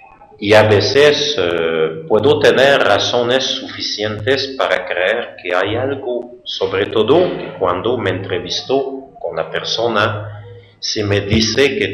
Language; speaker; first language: Spanish; non-native, fluent; French